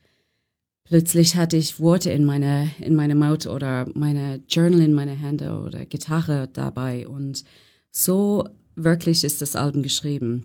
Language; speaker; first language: German; non-native, fluent; English